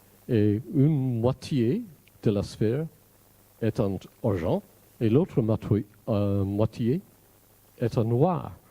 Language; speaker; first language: French; non-native, fluent; English